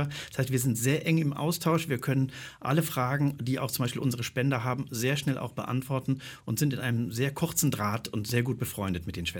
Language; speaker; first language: German; native; German